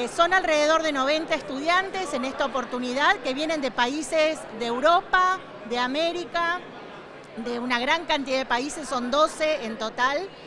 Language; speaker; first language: Spanish; native; Spanish